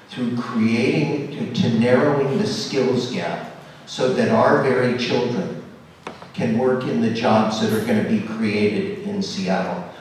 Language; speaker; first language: English; native; English